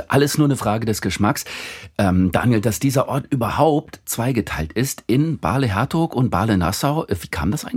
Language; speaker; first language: German; native; German